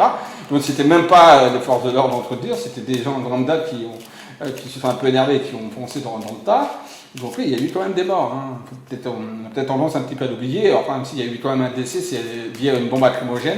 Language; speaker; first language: French; native; French